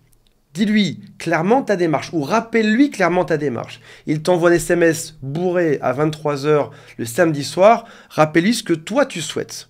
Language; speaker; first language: French; native; French